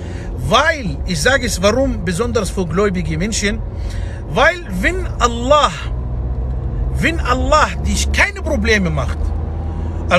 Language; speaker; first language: German; non-native, fluent; Arabic